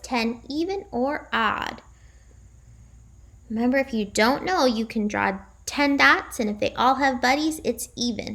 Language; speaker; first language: English; native; English